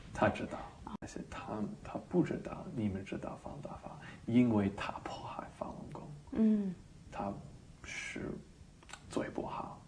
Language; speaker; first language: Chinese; non-native, learner; English